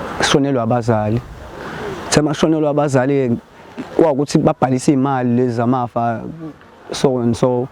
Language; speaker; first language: Zulu; non-native, local second language; Xhosa